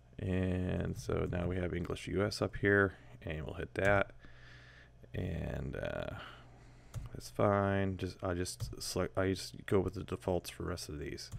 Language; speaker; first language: English; native; English